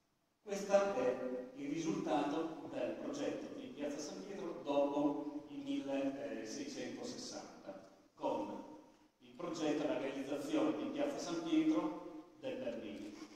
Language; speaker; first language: Italian; native; Italian